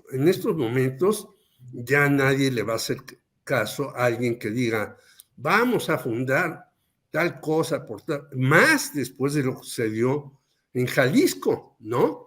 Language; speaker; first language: Spanish; native; Spanish